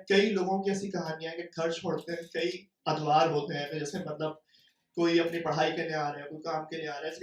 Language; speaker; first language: Urdu; native; Urdu